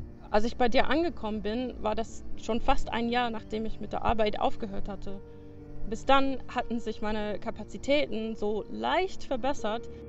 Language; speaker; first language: German; non-native, fluent; English